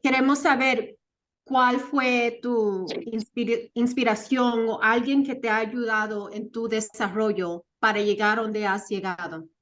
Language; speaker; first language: Spanish; early bilingual, heritage; Spanish